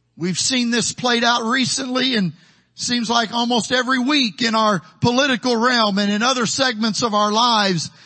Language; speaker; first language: English; native; English